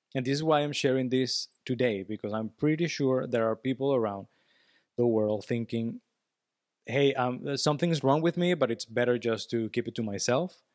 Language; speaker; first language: English; non-native, fluent; Spanish